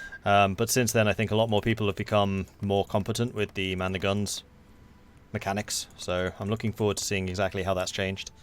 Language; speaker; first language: English; native; English